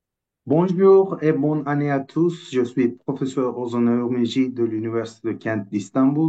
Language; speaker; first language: French; non-native, fluent; Turkish